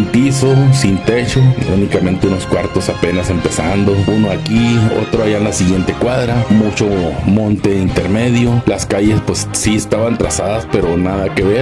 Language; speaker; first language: Spanish; native; Spanish